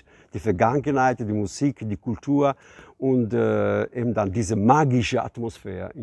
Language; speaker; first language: German; non-native, fluent; Italian